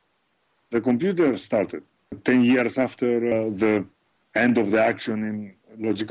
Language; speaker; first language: English; non-native, fluent; Greek